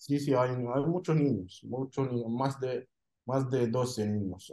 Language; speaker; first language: Spanish; non-native, fluent; Arabic